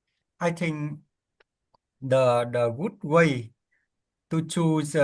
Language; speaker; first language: English; non-native, learner; Vietnamese